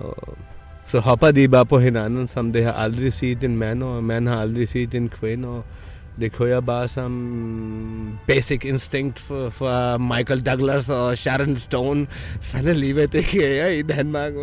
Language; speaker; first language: Danish; non-native, fluent; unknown